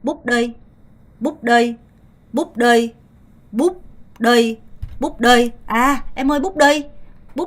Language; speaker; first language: Vietnamese; non-native, fluent; Korean